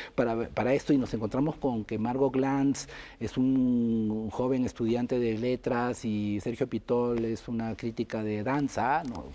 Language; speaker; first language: Spanish; native; Spanish